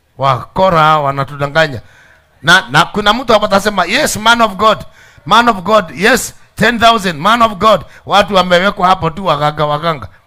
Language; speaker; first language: Swahili; native; Swahili